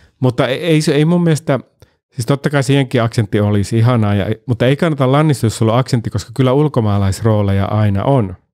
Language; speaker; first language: Finnish; native; Finnish